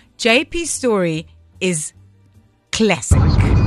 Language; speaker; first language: English; non-native, local second language; Afrikaans